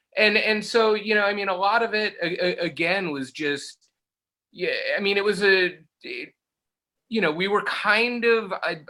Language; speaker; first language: English; native; English